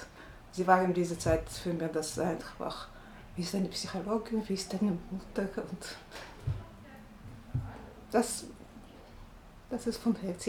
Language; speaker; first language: German; non-native, learner; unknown